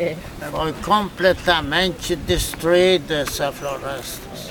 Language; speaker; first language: Portuguese; non-native, fluent; Polish